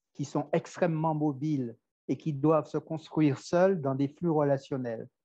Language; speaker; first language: French; native; French